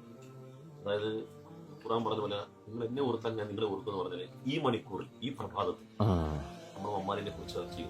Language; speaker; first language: Malayalam; native; Malayalam